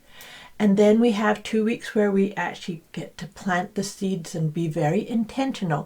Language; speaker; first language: English; native; English